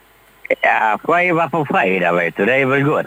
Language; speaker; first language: Swedish; native; Swedish